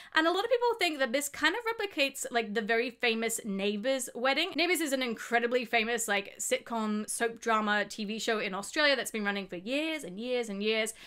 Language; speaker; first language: English; native; English